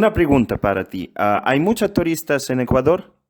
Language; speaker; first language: Spanish; non-native, fluent; Russian